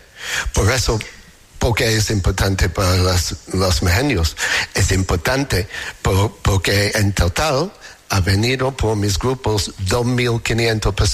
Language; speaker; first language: Spanish; non-native, learner; English